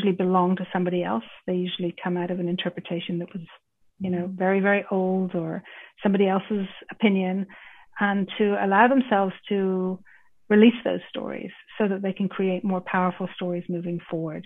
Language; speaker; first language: English; native; English